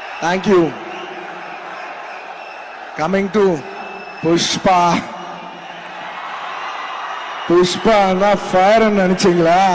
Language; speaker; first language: Tamil; non-native, local second language; Telugu